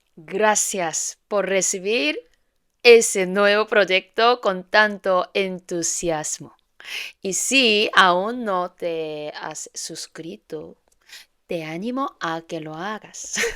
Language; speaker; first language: Spanish; non-native, fluent; Korean